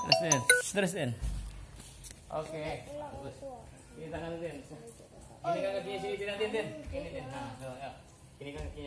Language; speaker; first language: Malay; non-native, local second language; Minangkabau